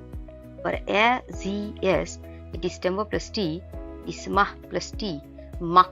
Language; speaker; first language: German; non-native, fluent; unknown